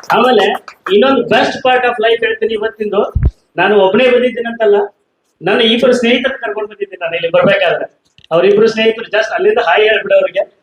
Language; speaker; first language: Kannada; native; Kannada